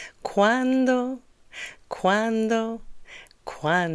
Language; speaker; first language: Spanish; non-native, fluent; English